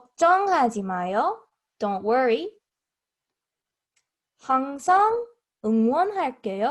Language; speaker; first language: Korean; non-native, learner; English